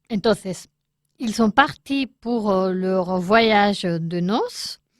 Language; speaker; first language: French; non-native, learner; Spanish